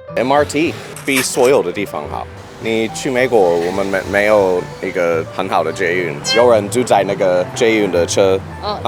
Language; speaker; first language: Chinese; non-native, learner; English